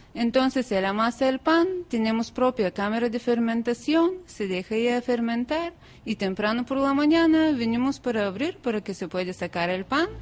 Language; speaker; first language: Spanish; non-native, fluent; Bulgarian